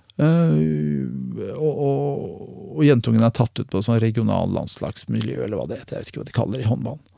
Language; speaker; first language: Norwegian; early bilingual, other home language; Persian